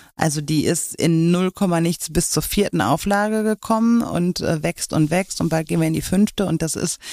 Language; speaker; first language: German; native; German